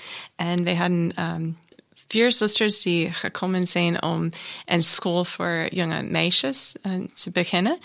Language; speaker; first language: Dutch; non-native, learner; English